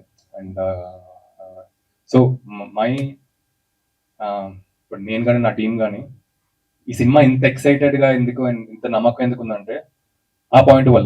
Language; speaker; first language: Telugu; native; Telugu